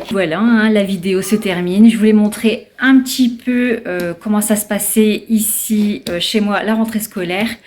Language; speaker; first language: French; native; French